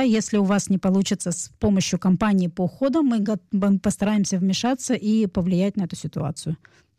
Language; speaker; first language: Russian; native; Russian